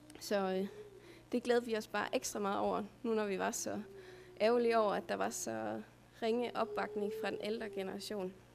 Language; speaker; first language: Danish; native; Danish